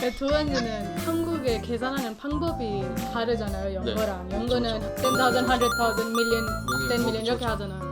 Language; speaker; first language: Korean; non-native, fluent; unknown